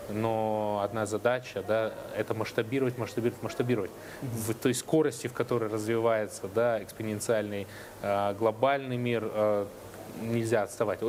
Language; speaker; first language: Russian; native; Russian